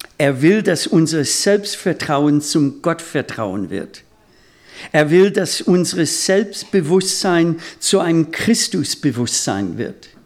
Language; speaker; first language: German; non-native, fluent; English